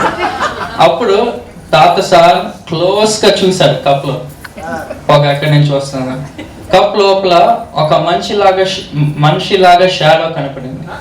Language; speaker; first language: Telugu; early bilingual, heritage; Telugu